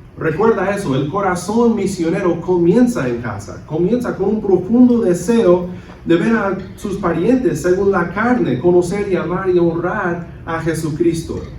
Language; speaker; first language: Spanish; early bilingual, other home language; English